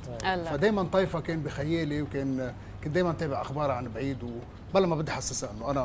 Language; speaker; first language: Arabic; native; Arabic